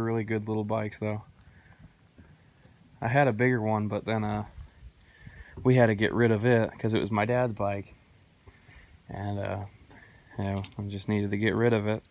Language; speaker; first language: English; native; English